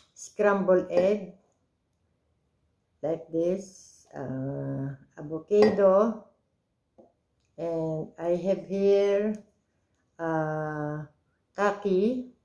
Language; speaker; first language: English; non-native, local second language; Filipino